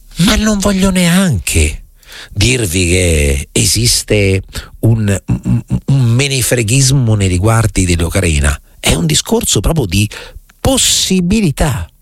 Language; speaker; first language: Italian; native; Italian